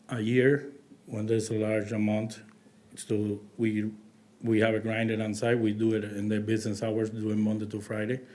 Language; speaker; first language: English; non-native, learner; Spanish